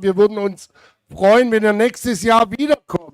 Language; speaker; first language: German; native; German